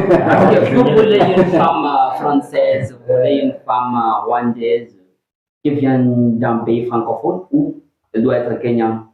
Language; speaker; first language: French; non-native, fluent; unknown